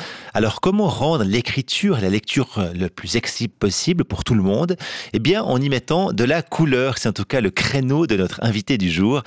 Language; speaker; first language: French; native; French